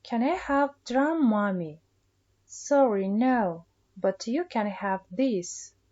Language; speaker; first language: English; non-native, fluent; Kazakh